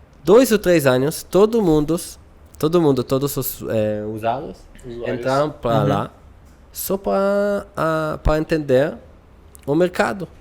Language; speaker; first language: Portuguese; non-native, learner; Hebrew